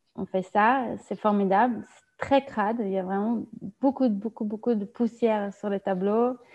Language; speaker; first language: French; non-native, fluent; Hebrew